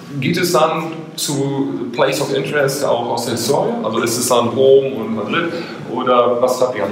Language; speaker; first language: German; native; German